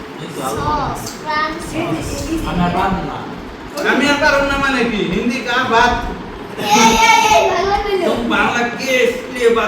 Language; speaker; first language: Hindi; non-native, learner; Bangla